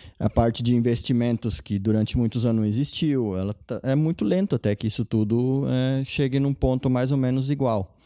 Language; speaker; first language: Portuguese; non-native, local second language; German